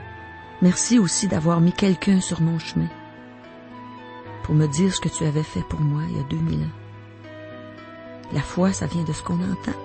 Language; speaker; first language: French; native; French